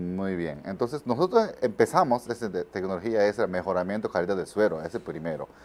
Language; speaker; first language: Spanish; non-native, learner; Japanese